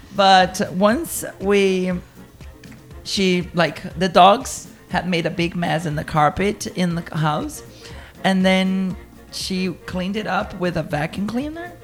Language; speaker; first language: English; non-native, fluent; Portuguese